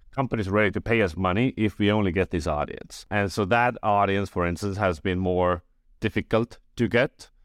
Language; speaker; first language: English; non-native, fluent; Estonian